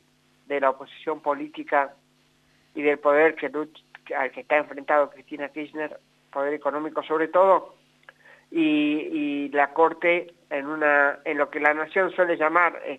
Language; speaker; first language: Spanish; native; Spanish